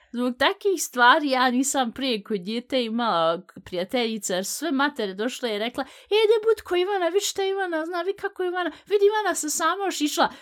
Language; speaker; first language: Bosnian; early bilingual, heritage; Bosnian